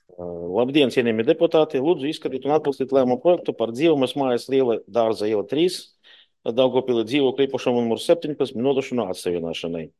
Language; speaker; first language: Latvian; non-native, local second language; Russian